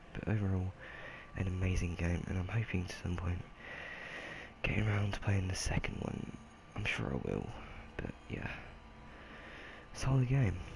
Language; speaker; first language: English; native; English